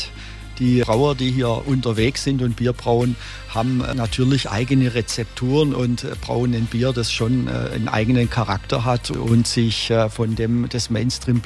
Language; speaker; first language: German; native; German